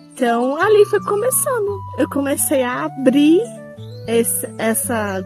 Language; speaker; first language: Portuguese; native; Portuguese